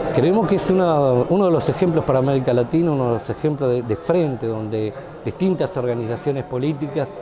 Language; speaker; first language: Spanish; native; Spanish